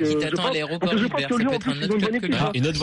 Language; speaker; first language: French; native; French